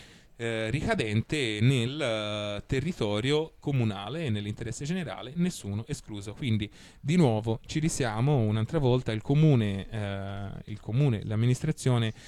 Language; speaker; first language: Italian; native; Italian